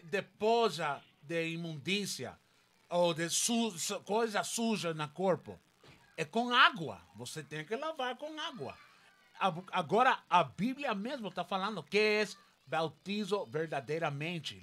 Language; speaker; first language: Portuguese; non-native, learner; Spanish